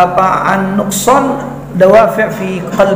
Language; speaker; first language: Arabic; non-native, fluent; Indonesian